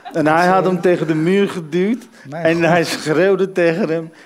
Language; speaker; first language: Dutch; early bilingual, other home language; Arabic